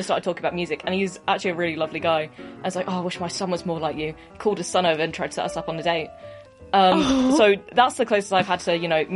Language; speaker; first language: English; native; English